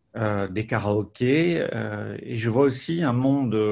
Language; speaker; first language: French; native; French